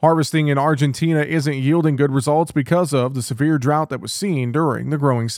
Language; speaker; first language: English; native; English